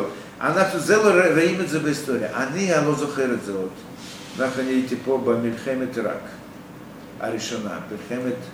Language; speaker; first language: Hebrew; non-native, fluent; Russian